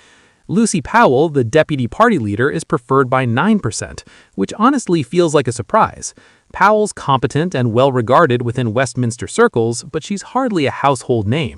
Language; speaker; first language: English; native; English